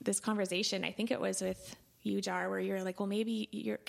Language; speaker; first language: English; native; English